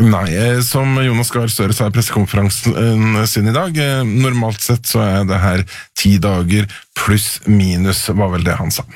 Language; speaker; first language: Norwegian; native; Norwegian